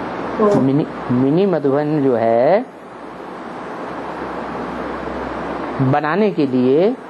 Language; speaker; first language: Hindi; native; Hindi